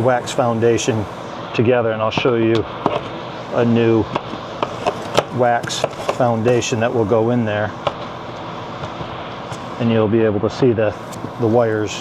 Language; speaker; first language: English; native; English